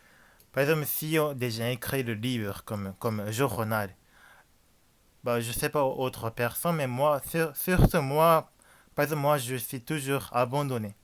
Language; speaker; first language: French; non-native, learner; Japanese